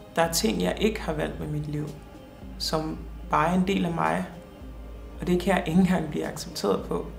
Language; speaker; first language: Danish; early bilingual, other home language; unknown